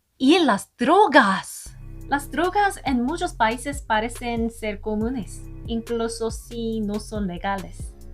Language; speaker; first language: Spanish; non-native, learner; Korean